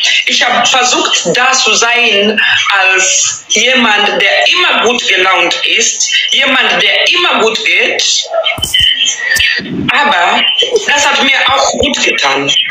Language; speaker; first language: German; non-native, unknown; Swahili